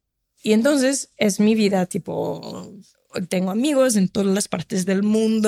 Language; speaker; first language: Spanish; non-native, fluent; Portuguese